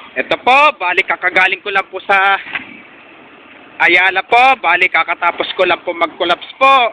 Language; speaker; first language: Filipino; native; Filipino